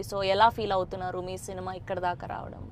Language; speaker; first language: Telugu; native; Telugu